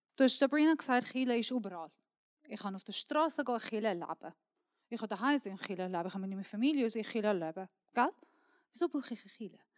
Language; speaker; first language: German; non-native, fluent; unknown